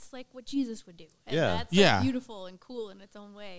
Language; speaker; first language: English; native; English